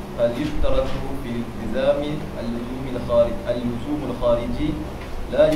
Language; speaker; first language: Arabic; non-native, learner; Malay